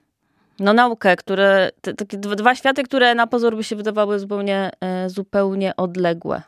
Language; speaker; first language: Polish; native; Polish